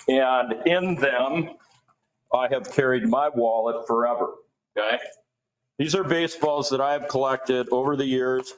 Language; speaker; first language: English; native; English